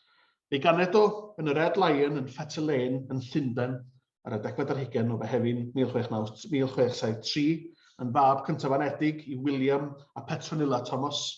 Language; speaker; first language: Welsh; native; Welsh